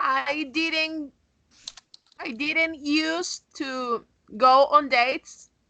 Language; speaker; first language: English; non-native, learner; Spanish